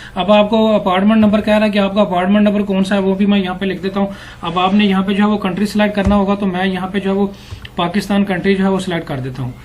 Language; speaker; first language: Urdu; non-native, local second language; Punjabi